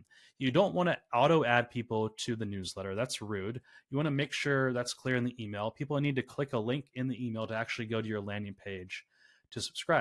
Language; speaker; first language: English; native; English